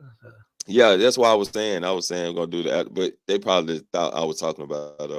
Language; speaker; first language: English; native; English